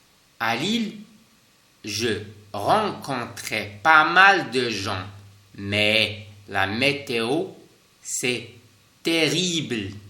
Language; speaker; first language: French; non-native, fluent; Spanish